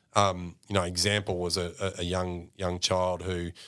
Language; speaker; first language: English; native; English